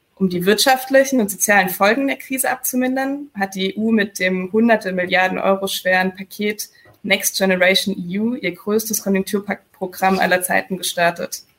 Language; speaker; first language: German; native; German